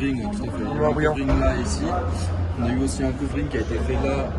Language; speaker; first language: French; native; French